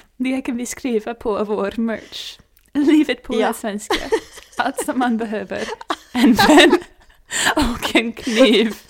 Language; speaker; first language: Swedish; non-native, fluent; English